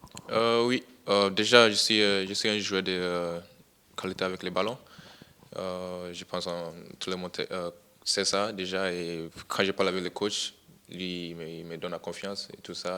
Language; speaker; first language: French; non-native, fluent; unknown